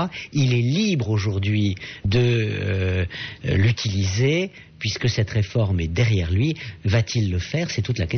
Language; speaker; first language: French; native; French